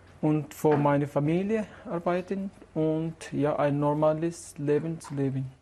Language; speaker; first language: German; non-native, learner; Tibetan